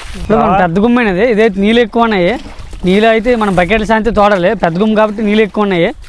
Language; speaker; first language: Telugu; non-native, local second language; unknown